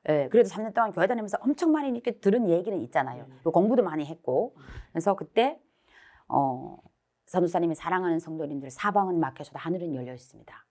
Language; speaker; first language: Korean; native; Korean